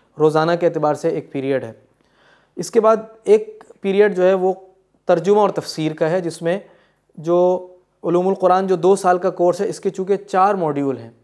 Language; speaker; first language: Urdu; native; Urdu